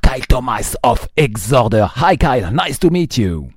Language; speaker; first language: English; non-native, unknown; French